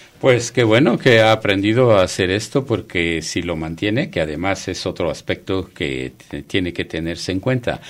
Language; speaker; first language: Spanish; native; Spanish